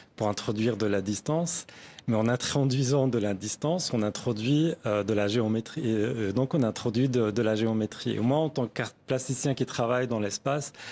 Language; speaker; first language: French; non-native, local second language; Arabic